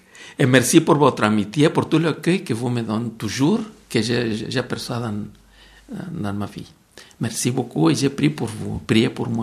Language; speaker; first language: French; non-native, fluent; Spanish